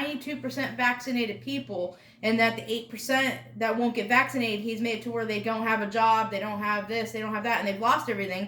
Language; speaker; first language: English; native; English